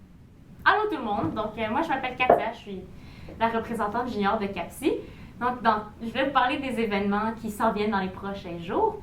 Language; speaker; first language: French; native; French